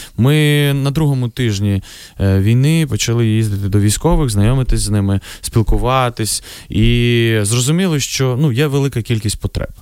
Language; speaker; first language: Ukrainian; non-native, local second language; Russian